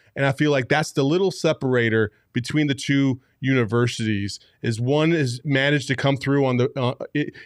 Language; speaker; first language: English; native; English